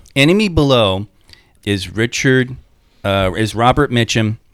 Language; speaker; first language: English; native; English